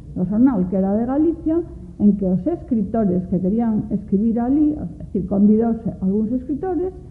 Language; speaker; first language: Spanish; non-native, local second language; Galician